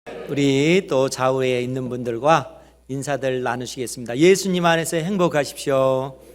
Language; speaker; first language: Korean; native; Korean